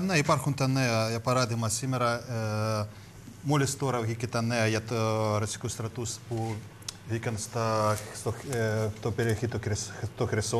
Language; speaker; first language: Greek; non-native, learner; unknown